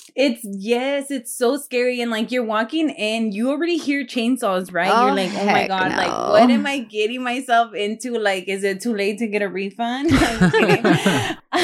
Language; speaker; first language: English; native; English